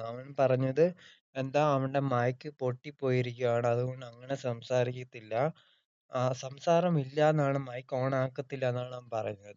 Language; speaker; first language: Malayalam; early bilingual, heritage; Malayalam